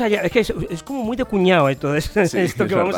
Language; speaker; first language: Spanish; native; Spanish